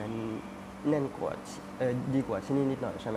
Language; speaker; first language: Thai; early bilingual, heritage; Thai